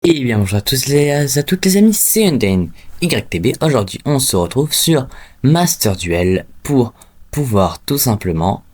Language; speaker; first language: French; native; French